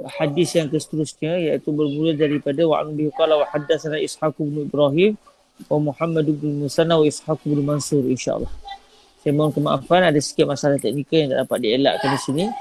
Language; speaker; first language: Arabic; non-native, fluent; Malay